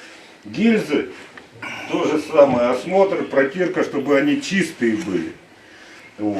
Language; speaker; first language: Russian; native; Russian